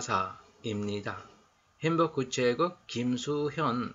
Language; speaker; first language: Korean; non-native, fluent; Sinhala